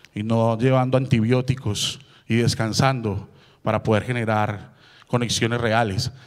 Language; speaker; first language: Spanish; native; Spanish